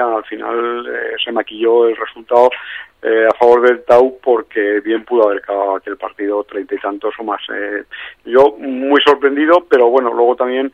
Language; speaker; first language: Spanish; native; Spanish